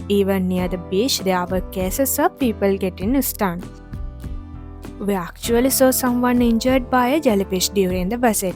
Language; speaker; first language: English; non-native, fluent; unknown